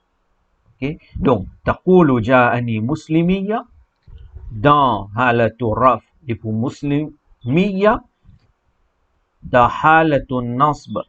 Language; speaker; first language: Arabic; non-native, fluent; Morisyen